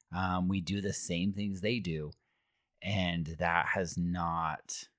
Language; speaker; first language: English; native; English